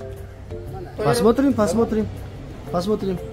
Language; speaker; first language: Russian; non-native, learner; Uzbek